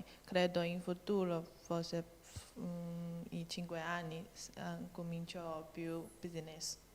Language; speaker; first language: Italian; non-native, learner; Chinese